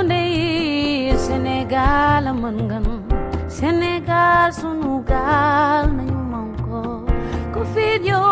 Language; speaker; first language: English; non-native, fluent; Wolof